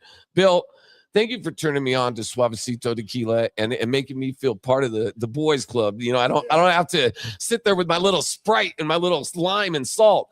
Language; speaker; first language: English; native; English